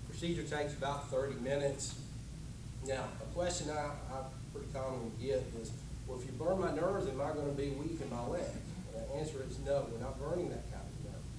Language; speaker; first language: English; native; English